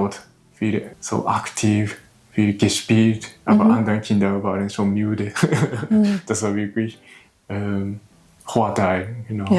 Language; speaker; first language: German; non-native, learner; Japanese